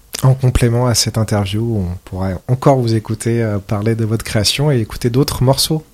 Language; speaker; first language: French; native; French